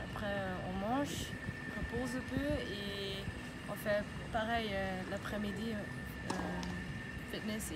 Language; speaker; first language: French; non-native, learner; Dutch